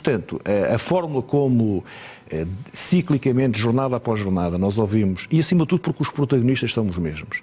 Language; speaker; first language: Portuguese; native; Portuguese